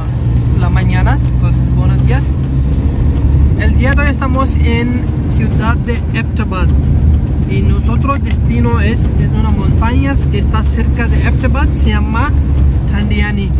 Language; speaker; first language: Spanish; non-native, learner; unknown